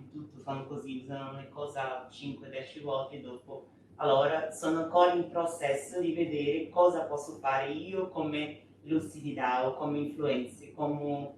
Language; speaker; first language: Italian; non-native, fluent; Portuguese